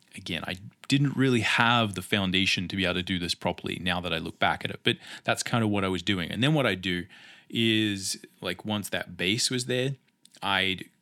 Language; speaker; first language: English; native; English